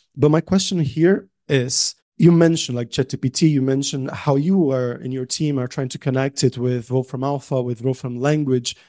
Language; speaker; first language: English; non-native, fluent; Portuguese